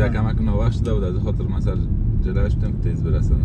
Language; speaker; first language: Persian; native; Persian